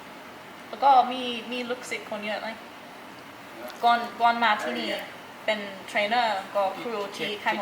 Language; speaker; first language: Thai; non-native, learner; English